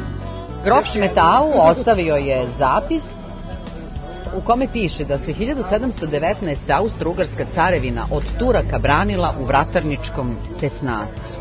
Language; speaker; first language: Serbian; native; Serbian